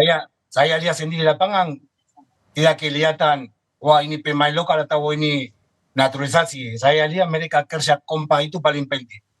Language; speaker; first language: Indonesian; non-native, fluent; Spanish